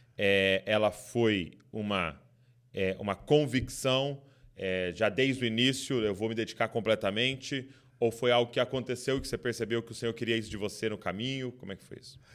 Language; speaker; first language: Portuguese; native; Portuguese